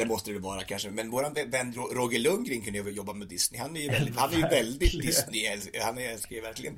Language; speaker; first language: Swedish; native; Swedish